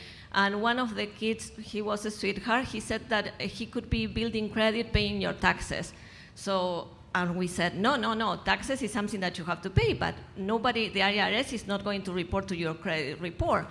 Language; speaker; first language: English; non-native, fluent; Spanish